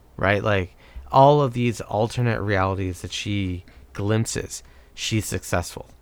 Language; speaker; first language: English; native; English